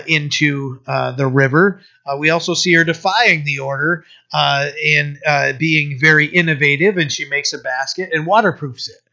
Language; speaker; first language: English; native; English